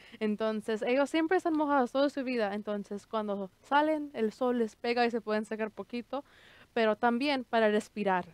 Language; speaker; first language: Spanish; early bilingual, heritage; Spanish